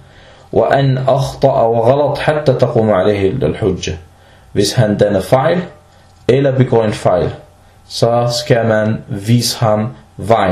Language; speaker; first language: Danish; early bilingual, other home language; Arabic